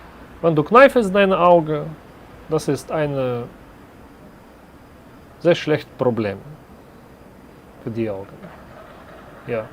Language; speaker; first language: German; non-native, learner; Russian